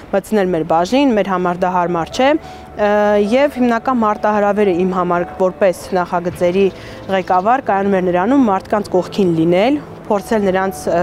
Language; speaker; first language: Armenian; native; Armenian